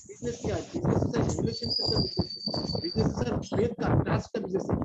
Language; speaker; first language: Hindi; non-native, local second language; Bangla